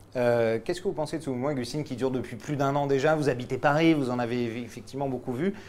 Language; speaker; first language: French; native; French